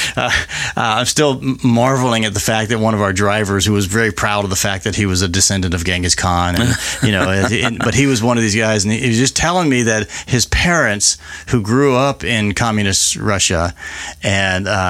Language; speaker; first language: English; native; English